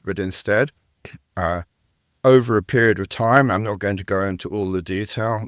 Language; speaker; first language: English; native; English